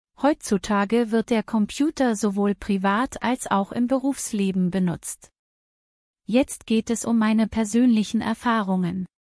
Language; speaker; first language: German; non-native, learner; Bangla